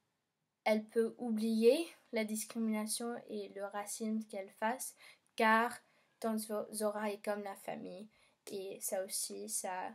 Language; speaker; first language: French; non-native, learner; English